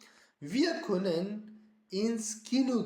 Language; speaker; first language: German; non-native, learner; Urdu